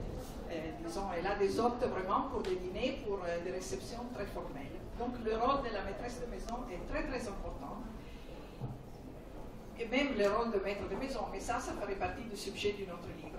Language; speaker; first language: French; non-native, fluent; Italian